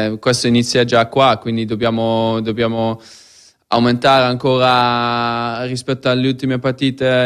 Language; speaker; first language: Italian; non-native, fluent; Dutch